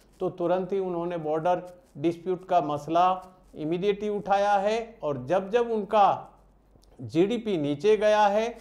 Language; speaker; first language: Hindi; non-native, local second language; Gujarati